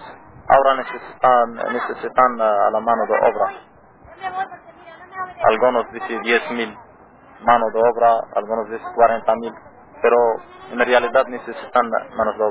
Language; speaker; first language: Spanish; non-native, learner; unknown